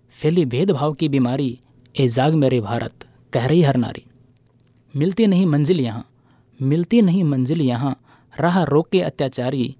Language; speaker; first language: Hindi; native; Hindi